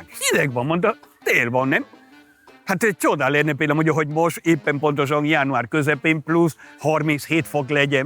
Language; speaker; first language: Hungarian; non-native, fluent; Spanish